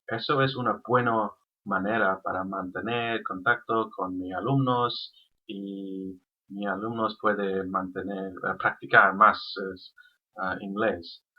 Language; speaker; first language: Spanish; non-native, learner; English